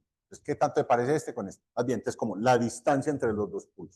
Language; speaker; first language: Spanish; native; Spanish